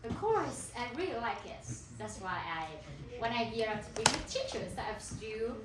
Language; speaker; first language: English; non-native, learner; Hmong